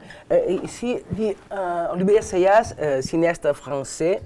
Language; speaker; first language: French; non-native, learner; Catalan